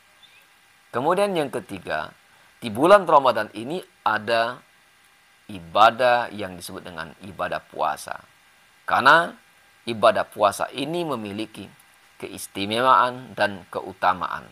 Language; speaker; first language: Indonesian; native; Indonesian